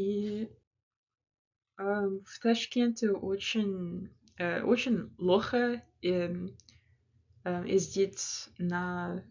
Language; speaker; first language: Russian; non-native, learner; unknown